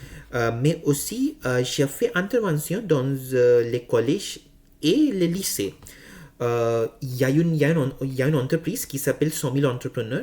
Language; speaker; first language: French; non-native, learner; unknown